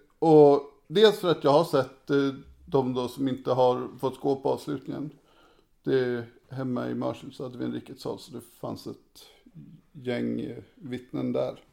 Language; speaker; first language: Swedish; native; Swedish